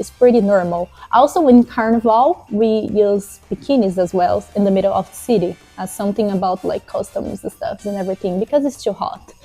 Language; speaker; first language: English; non-native, fluent; Portuguese